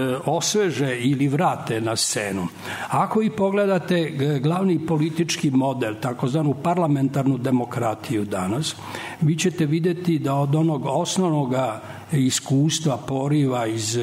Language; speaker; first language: Serbian; native; Serbian